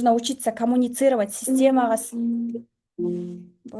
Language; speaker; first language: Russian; non-native, local second language; Kyrgyz